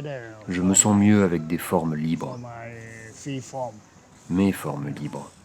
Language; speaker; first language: French; non-native, learner; Thai